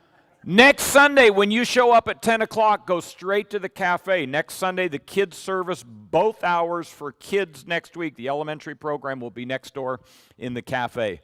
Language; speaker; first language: English; native; English